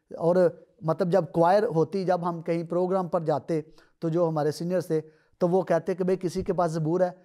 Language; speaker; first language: Urdu; non-native, local second language; Punjabi